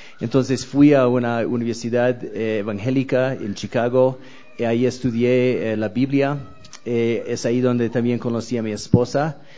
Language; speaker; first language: Spanish; non-native, fluent; English